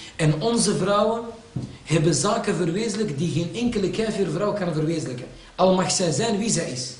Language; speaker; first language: Dutch; early bilingual, other home language; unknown